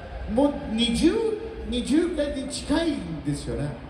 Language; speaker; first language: Japanese; non-native, fluent; Portuguese